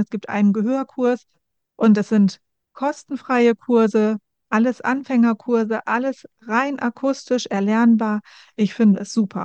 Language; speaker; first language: German; native; German